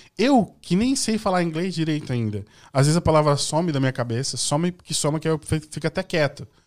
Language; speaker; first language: Portuguese; native; Portuguese